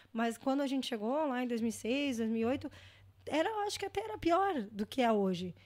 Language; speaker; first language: Portuguese; native; Portuguese